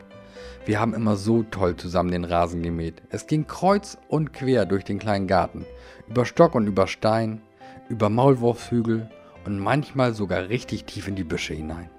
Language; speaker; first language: German; native; German